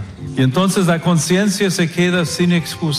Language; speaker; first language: Spanish; non-native, fluent; English